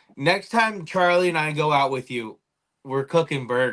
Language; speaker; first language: English; native; English